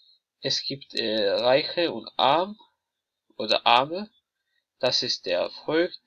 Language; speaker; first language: German; non-native, learner; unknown